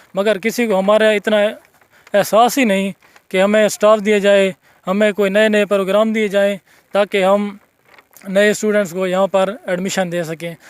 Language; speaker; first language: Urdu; non-native, local second language; Saraiki